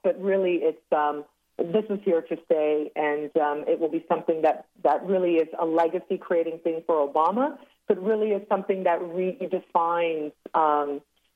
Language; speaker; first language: English; native; English